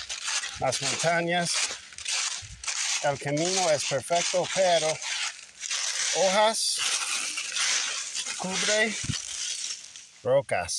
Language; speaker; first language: Spanish; non-native, learner; English